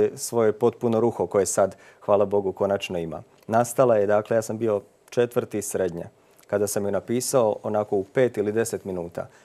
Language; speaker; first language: Croatian; native; Croatian